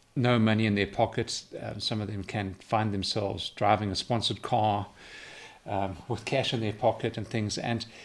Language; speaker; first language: English; native; English